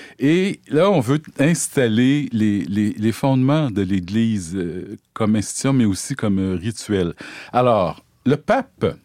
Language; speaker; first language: French; native; French